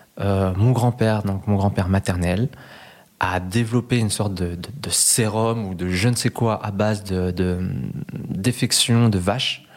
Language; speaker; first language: French; early bilingual, other home language; Spanish